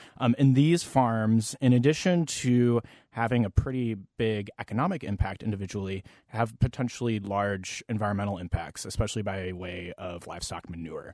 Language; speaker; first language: English; native; English